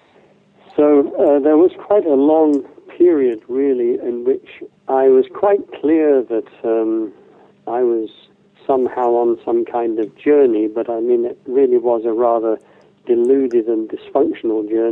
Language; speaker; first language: English; native; English